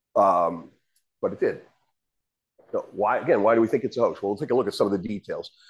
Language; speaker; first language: English; native; English